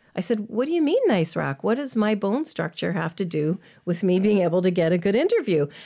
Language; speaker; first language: English; native; English